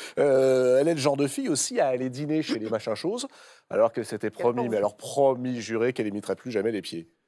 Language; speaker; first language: French; native; French